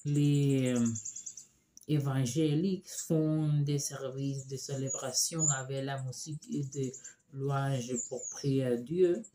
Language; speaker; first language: French; non-native, learner; Spanish